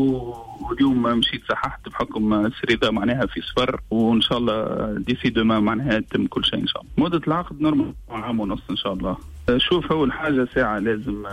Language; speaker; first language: Arabic; native; Arabic